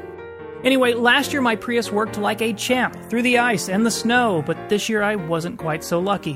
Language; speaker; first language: English; native; English